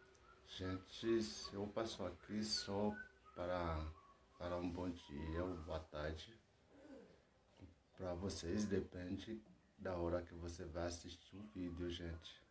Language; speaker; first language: Portuguese; non-native, learner; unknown